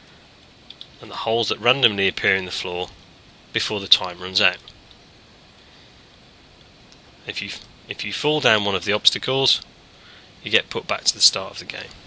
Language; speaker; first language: English; native; English